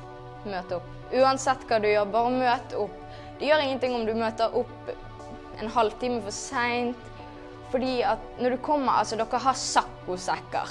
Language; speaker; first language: Norwegian; native; Norwegian